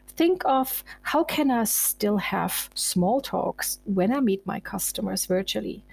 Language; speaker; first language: English; non-native, fluent; German